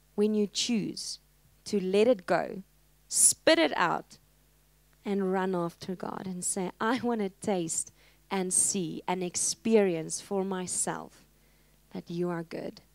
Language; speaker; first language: English; non-native, local second language; Afrikaans